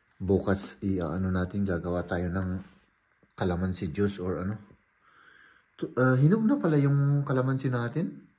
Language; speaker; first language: Filipino; native; Filipino